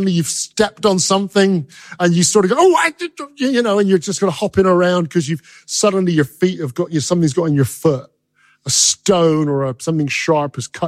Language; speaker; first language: English; native; English